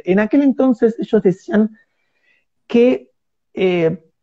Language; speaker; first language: Spanish; native; Spanish